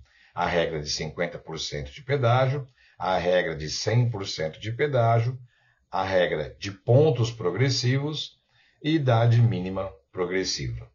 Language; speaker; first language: Portuguese; native; Portuguese